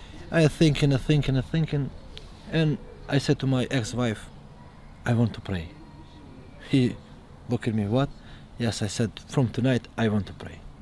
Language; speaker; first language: English; non-native, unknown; Albanian